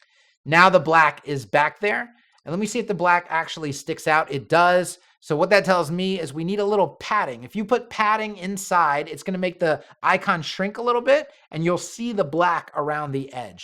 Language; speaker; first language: English; native; English